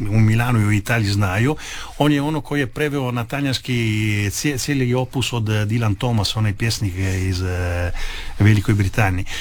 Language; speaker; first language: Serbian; early bilingual, heritage; Italian